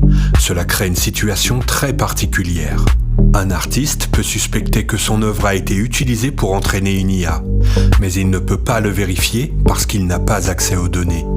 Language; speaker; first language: French; native; French